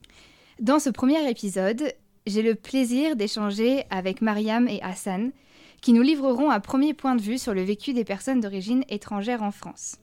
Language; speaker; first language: French; native; French